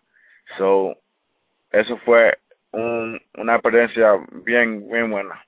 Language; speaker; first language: Spanish; early bilingual, heritage; English